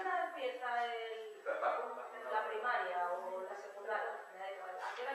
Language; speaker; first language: Spanish; native; Spanish